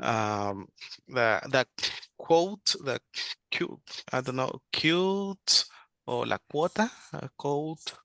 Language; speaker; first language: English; non-native, learner; Spanish